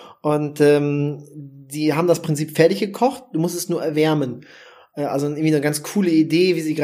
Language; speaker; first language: German; native; German